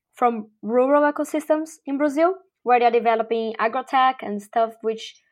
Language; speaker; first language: English; non-native, fluent; Portuguese